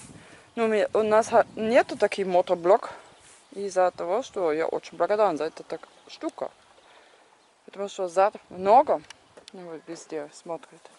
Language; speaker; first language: Russian; non-native, learner; German